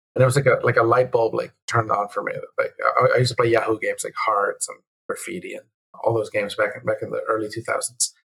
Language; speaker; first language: English; early bilingual, other home language; Spanish